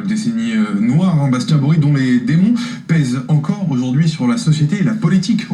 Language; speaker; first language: French; native; French